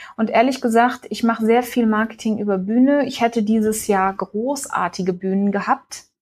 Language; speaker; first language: German; early bilingual, heritage; German